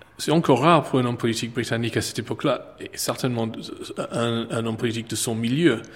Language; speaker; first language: French; non-native, fluent; English